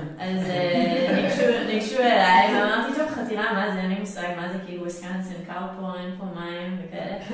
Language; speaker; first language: Hebrew; early bilingual, heritage; Hebrew